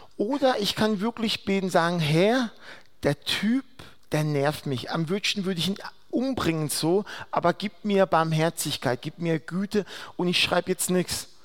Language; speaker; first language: German; non-native, fluent; Aramaic